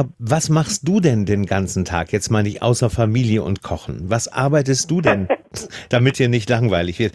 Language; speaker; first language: German; native; German